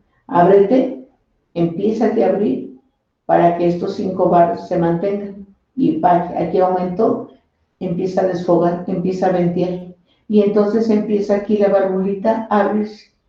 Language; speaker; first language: Spanish; native; Spanish